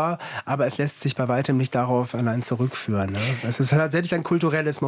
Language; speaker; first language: German; native; German